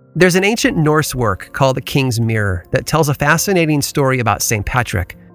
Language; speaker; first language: English; native; English